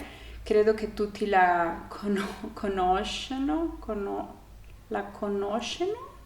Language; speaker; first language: Italian; non-native, learner; Spanish